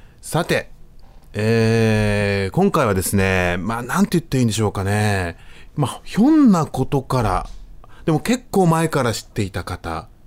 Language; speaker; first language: Japanese; native; Japanese